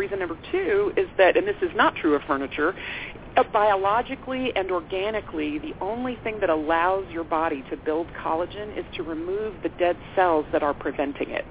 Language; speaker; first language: English; native; English